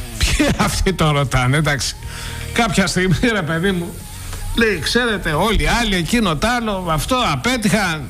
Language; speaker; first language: Greek; native; Greek